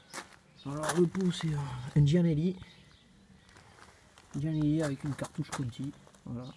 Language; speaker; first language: French; native; French